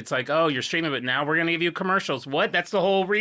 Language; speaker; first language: English; native; English